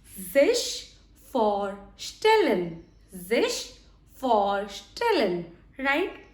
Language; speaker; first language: German; non-native, fluent; Hindi